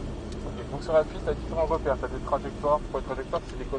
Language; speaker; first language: French; native; French